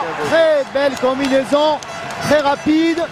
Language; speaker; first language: French; native; French